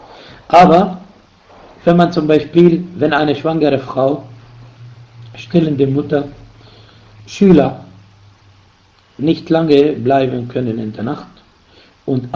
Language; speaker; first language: German; non-native, fluent; Arabic